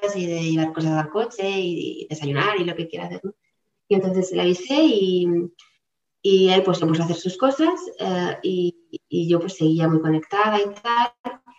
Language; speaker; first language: Spanish; native; Spanish